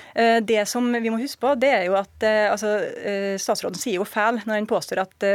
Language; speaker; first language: Norwegian; native; Norwegian